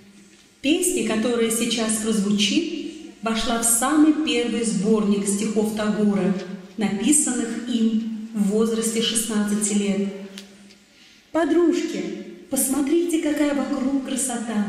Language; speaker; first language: Russian; native; Russian